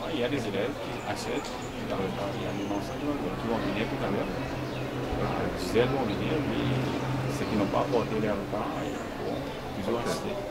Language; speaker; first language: French; non-native, local second language; Morisyen